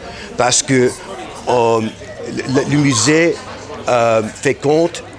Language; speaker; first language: French; non-native, fluent; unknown